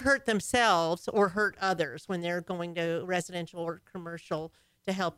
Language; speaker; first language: English; native; English